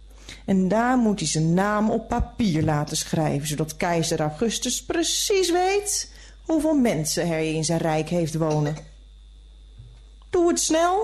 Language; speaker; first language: Dutch; native; Dutch